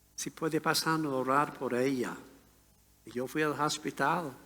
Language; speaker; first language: Spanish; non-native, learner; English